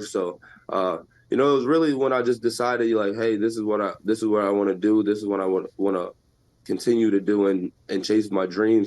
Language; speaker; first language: English; native; English